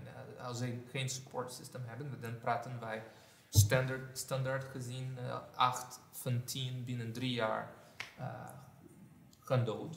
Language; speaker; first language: Dutch; non-native, fluent; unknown